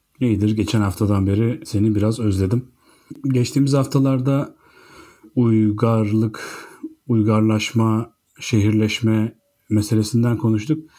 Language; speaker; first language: Turkish; native; Turkish